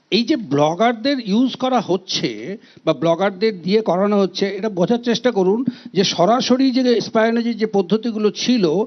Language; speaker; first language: Bangla; native; Bangla